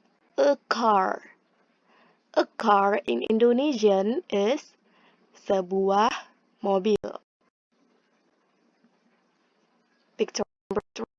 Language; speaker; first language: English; non-native, fluent; Indonesian